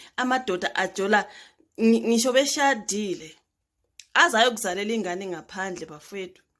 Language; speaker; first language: Zulu; native; Zulu